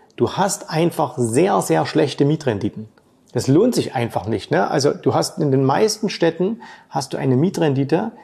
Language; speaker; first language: German; native; German